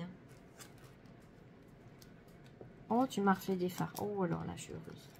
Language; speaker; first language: French; native; French